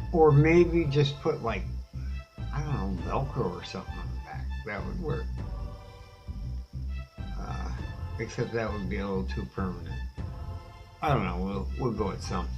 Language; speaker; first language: English; native; English